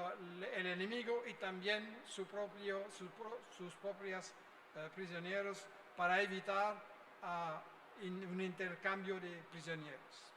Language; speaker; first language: Spanish; non-native, fluent; French